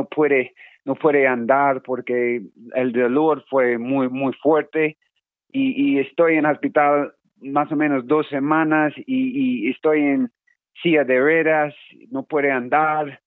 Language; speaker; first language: Spanish; non-native, learner; English